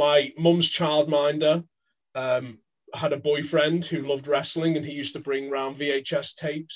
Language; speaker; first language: English; native; English